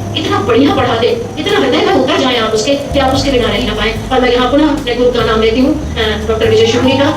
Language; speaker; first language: Hindi; native; Hindi